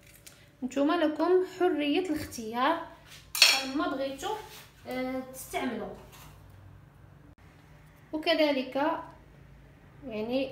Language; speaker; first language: Arabic; native; Arabic